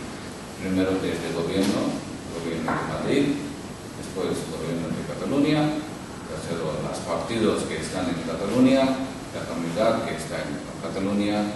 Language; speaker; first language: Spanish; non-native, local second language; Urdu